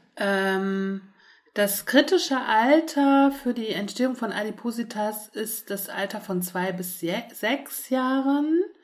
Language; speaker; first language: German; native; German